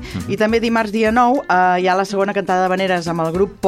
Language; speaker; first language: Catalan; native; Catalan